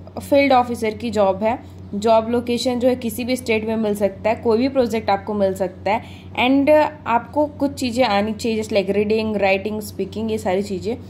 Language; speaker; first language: Hindi; native; Hindi